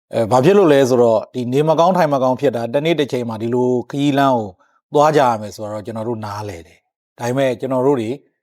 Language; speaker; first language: Burmese; native; Burmese